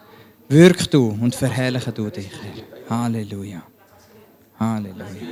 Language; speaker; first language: German; native; German